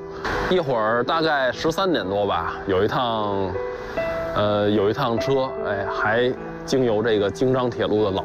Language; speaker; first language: Chinese; native; Chinese